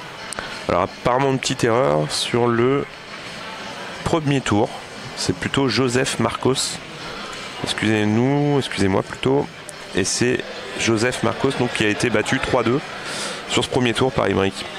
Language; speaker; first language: French; native; French